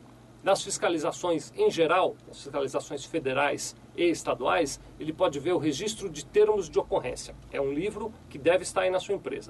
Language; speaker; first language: Portuguese; native; Portuguese